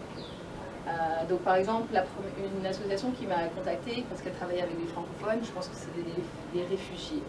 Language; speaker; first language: French; native; French